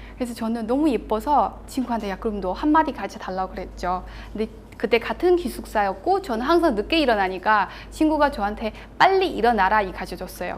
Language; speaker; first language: Korean; non-native, fluent; Chinese